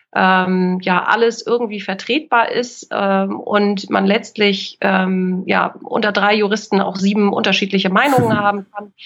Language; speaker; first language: German; native; German